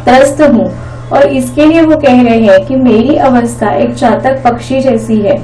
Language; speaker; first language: Hindi; non-native, local second language; Marathi